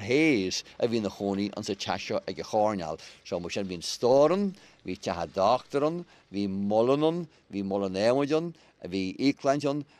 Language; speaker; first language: Irish; native; Irish